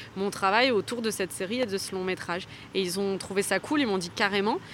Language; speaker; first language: French; native; French